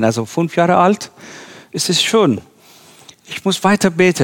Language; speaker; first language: German; non-native, learner; Persian